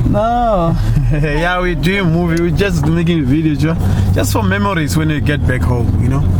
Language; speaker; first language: English; non-native, local second language; Zulu